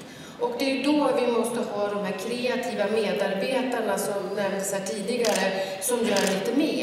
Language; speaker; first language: Swedish; native; Swedish